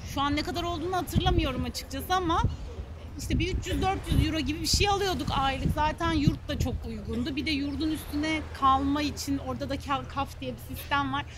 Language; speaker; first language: Turkish; native; Turkish